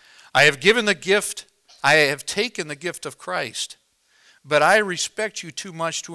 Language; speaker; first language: English; native; English